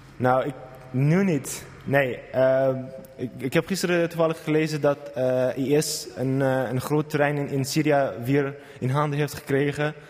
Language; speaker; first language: Dutch; non-native, fluent; Kurdish